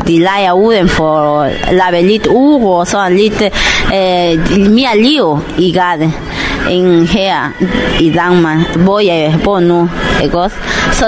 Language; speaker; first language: Danish; non-native, learner; Spanish